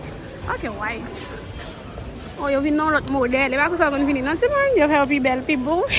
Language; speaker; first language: French; non-native, learner; Haitian Creole